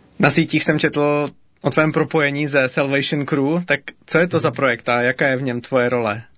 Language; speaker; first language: Czech; native; Czech